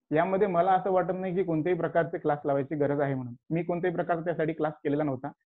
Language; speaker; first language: Marathi; native; Marathi